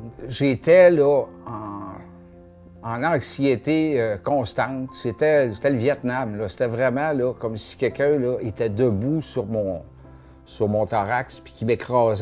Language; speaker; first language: French; native; French